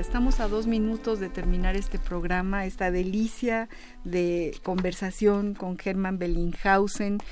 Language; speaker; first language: Spanish; native; Spanish